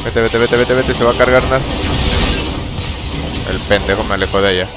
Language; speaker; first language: Spanish; native; Spanish